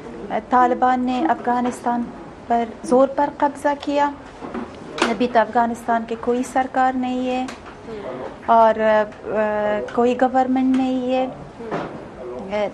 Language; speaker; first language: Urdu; non-native, fluent; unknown